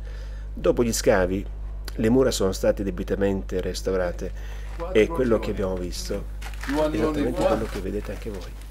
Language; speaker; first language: Italian; native; Italian